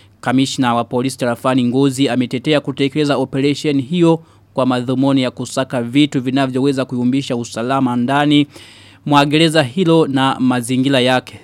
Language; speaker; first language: Swahili; non-native, local second language; Rundi